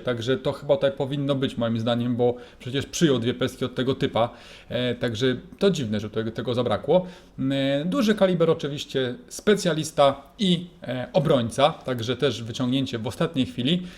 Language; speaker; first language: Polish; native; Polish